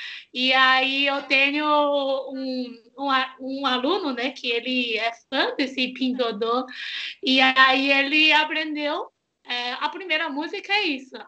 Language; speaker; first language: Portuguese; non-native, fluent; Chinese